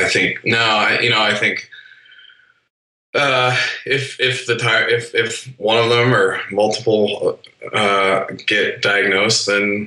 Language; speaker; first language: English; native; English